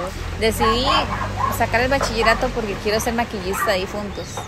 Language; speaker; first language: Spanish; native; Spanish